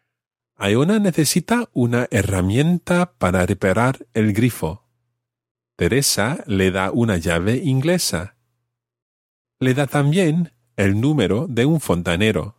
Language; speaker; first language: Spanish; non-native, fluent; English